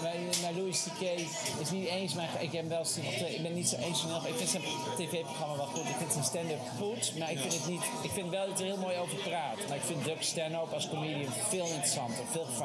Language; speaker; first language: Dutch; native; Dutch